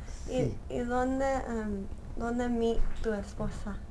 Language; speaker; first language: Spanish; early bilingual, heritage; Spanish